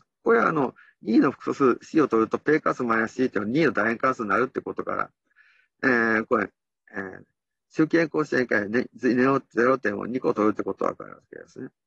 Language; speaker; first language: Japanese; native; Japanese